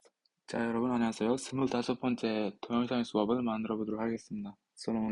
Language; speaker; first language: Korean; non-native, fluent; Uzbek